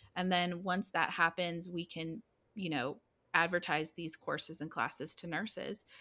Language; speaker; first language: English; native; English